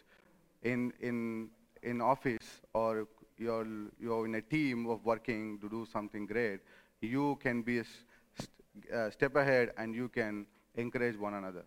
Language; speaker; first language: English; non-native, local second language; Telugu